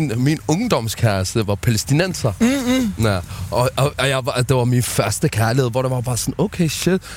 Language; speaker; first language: Danish; early bilingual, other home language; Somali